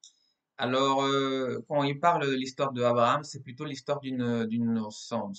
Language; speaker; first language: French; non-native, fluent; Spanish